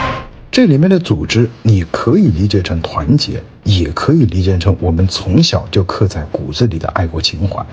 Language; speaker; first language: Chinese; native; Chinese